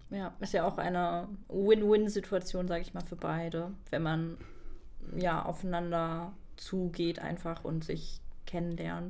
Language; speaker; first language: German; native; German